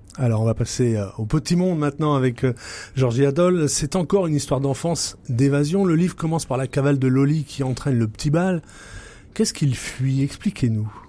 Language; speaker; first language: French; native; French